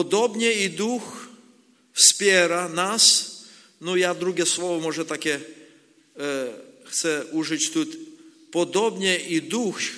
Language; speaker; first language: Polish; non-native, learner; Ukrainian